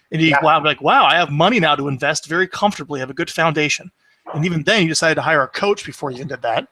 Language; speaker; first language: English; native; English